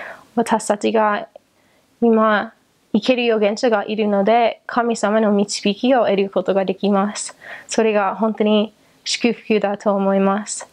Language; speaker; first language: Japanese; non-native, learner; English